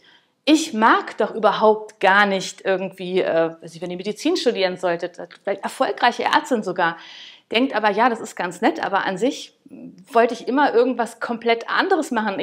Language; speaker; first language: German; native; German